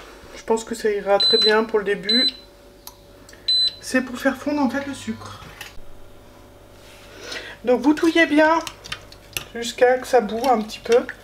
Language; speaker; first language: French; native; French